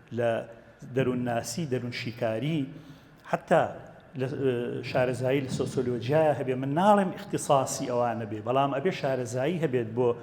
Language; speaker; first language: Central Kurdish; native; Central Kurdish